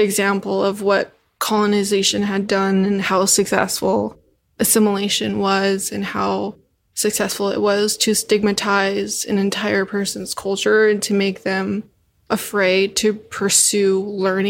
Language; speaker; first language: English; native; English